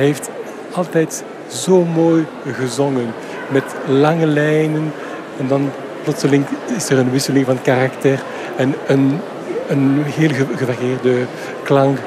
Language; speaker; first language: Dutch; non-native, local second language; French